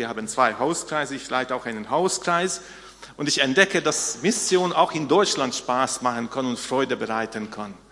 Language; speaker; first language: German; non-native, fluent; Hungarian